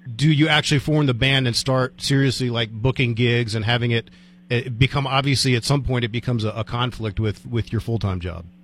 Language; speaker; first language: English; native; English